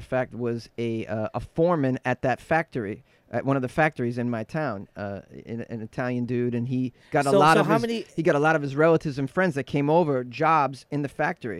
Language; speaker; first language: English; native; English